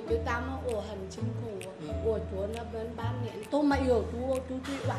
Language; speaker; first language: Chinese; non-native, learner; Vietnamese